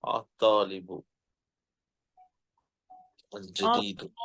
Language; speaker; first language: Arabic; non-native, learner; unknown